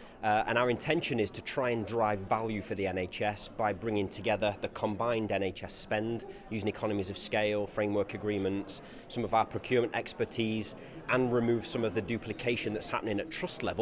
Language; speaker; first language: English; native; English